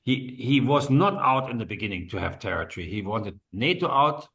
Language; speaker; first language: English; non-native, fluent; German